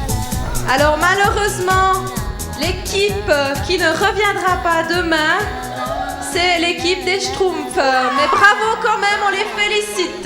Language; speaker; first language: French; native; French